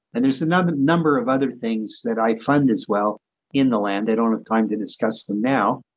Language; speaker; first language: English; native; English